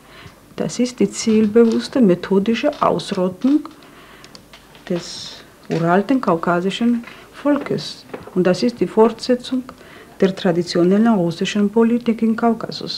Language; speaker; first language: German; non-native, fluent; Georgian